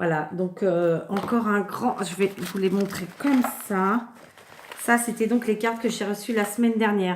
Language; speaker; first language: French; native; French